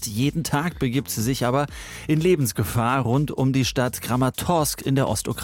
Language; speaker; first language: German; native; German